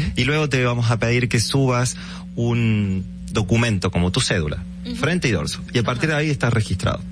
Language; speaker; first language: Spanish; native; Spanish